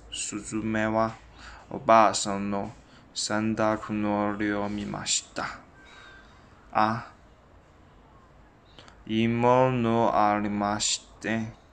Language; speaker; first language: Japanese; non-native, learner; Chinese